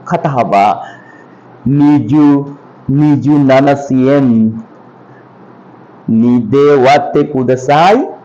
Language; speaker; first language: Japanese; non-native, learner; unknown